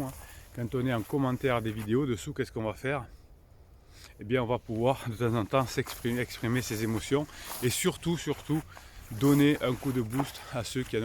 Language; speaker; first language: French; native; French